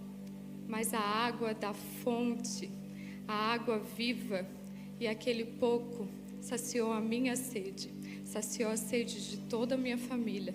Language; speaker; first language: Portuguese; native; Portuguese